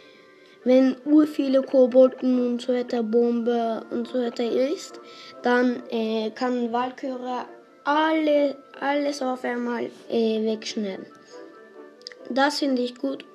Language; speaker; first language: German; non-native, local second language; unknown